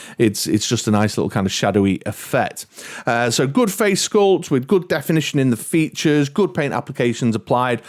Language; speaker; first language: English; native; English